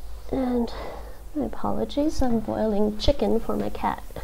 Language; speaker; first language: English; native; English